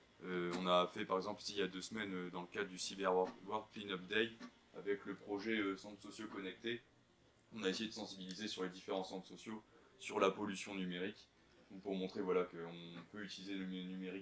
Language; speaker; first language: French; native; French